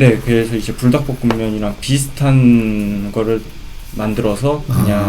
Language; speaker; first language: Korean; native; Korean